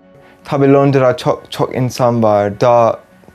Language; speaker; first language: Turkish; early bilingual, heritage; English